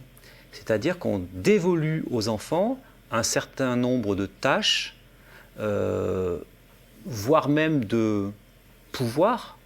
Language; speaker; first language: French; native; French